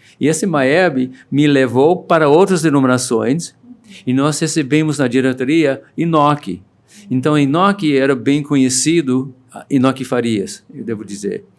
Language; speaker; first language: Portuguese; non-native, fluent; English